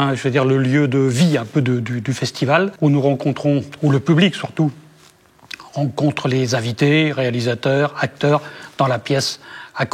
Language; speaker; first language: French; native; French